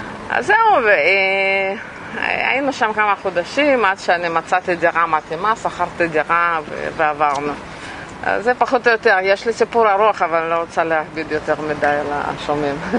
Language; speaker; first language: Hebrew; non-native, fluent; Russian